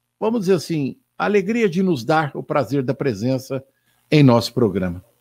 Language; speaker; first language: Portuguese; native; Portuguese